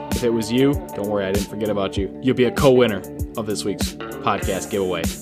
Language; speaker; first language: English; native; English